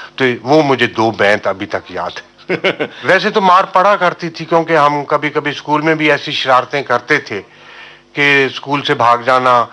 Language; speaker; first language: Urdu; non-native, local second language; Punjabi